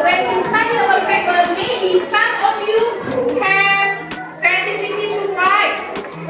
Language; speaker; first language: English; non-native, fluent; Indonesian